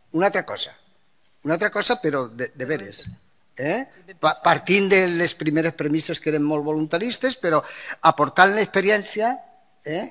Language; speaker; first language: Catalan; non-native, local second language; Spanish